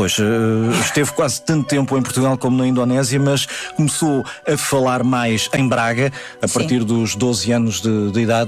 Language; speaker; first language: Portuguese; native; Portuguese